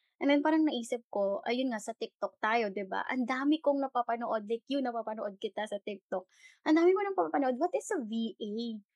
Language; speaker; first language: Filipino; non-native, local second language; Hiligaynon